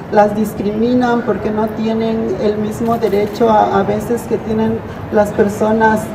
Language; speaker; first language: English; non-native, fluent; Spanish